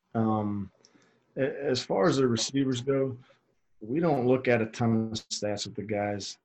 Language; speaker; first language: English; native; English